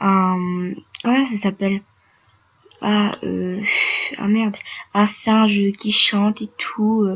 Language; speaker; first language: French; native; French